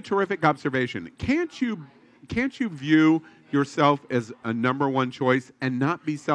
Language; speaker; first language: English; native; English